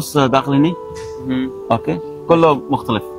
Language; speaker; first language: Arabic; non-native, learner; Oromo